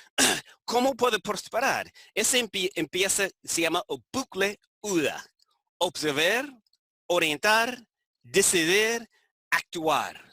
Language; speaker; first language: Spanish; non-native, fluent; English